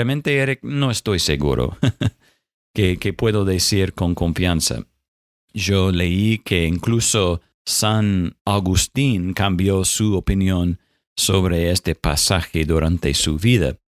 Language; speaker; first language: Spanish; non-native, fluent; English